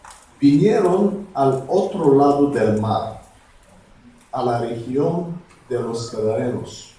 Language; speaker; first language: Spanish; non-native, fluent; Bulgarian